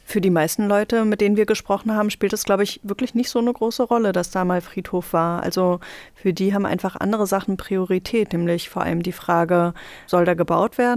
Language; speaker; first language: German; native; German